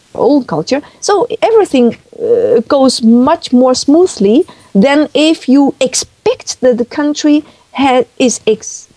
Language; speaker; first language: English; non-native, fluent; Chinese